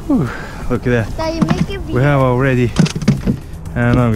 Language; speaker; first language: English; non-native, learner; Ukrainian